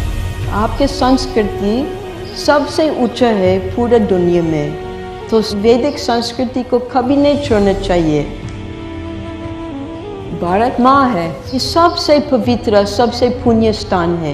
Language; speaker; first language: Hindi; non-native, fluent; English